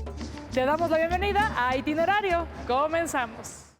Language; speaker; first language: Spanish; native; Spanish